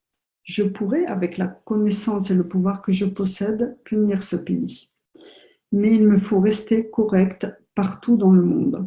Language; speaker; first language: French; native; French